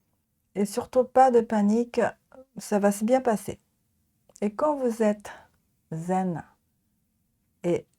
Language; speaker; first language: French; non-native, fluent; Japanese